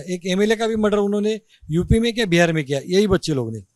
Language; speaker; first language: Hindi; non-native, local second language; Marathi